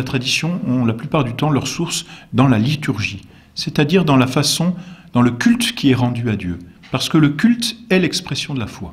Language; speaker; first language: French; native; French